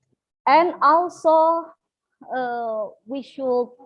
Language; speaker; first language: English; non-native, learner; Indonesian